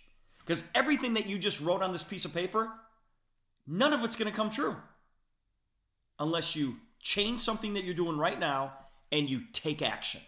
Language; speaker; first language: English; native; English